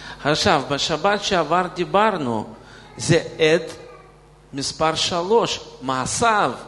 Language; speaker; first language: Hebrew; non-native, fluent; Russian